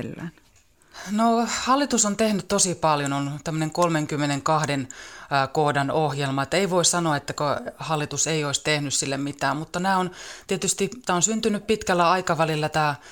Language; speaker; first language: Finnish; native; Finnish